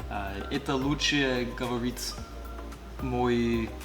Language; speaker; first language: Russian; non-native, learner; English